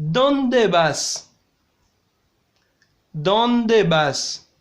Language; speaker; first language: Spanish; non-native, learner; Haitian Creole